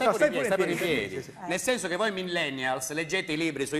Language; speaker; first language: Italian; native; Italian